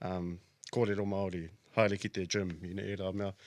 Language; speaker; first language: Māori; non-native, local second language; English